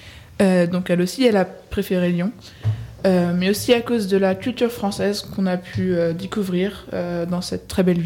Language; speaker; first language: French; native; French